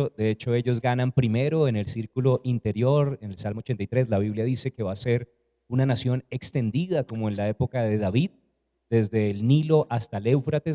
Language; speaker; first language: Spanish; native; Spanish